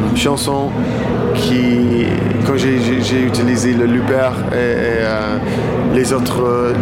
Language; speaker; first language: French; non-native, learner; English